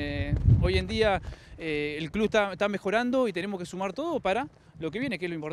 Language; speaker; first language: Spanish; native; Spanish